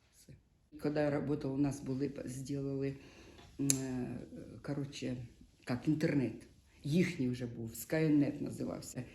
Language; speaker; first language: Ukrainian; non-native, local second language; Russian